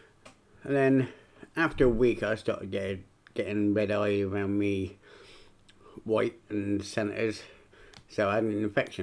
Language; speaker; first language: English; native; English